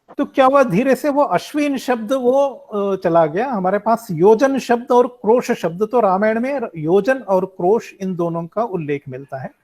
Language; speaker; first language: Hindi; native; Hindi